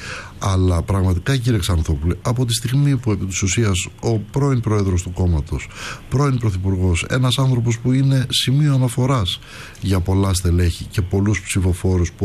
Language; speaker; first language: Greek; native; Greek